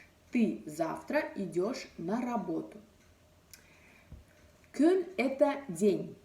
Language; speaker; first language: Russian; non-native, local second language; Bashkir